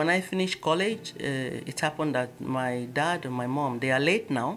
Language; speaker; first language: English; non-native, local second language; Igbo